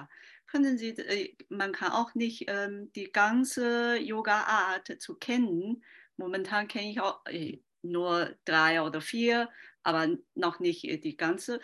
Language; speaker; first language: German; non-native, learner; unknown